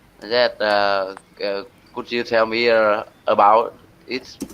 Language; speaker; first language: English; non-native, learner; Vietnamese